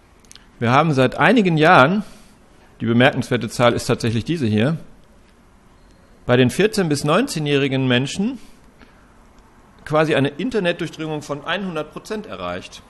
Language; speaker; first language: German; native; German